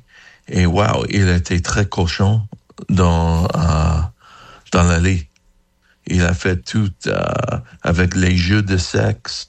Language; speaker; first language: French; non-native, learner; English